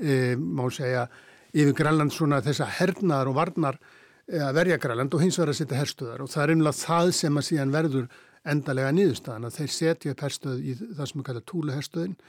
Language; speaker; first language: Icelandic; native; Icelandic